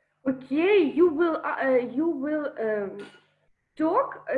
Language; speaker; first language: English; non-native, learner; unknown